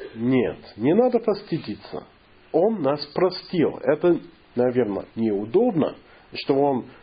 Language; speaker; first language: Russian; non-native, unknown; English